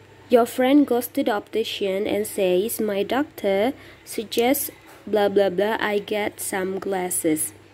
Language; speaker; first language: English; non-native, fluent; Indonesian